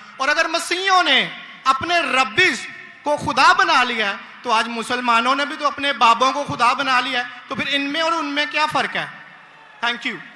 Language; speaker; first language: Urdu; non-native, local second language; Punjabi